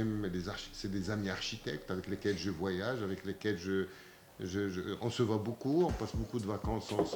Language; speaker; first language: French; non-native, local second language; Arabic